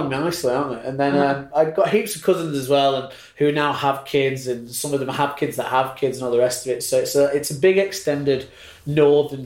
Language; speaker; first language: English; native; English